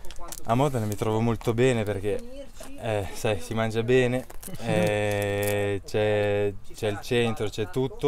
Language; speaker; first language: Italian; non-native, fluent; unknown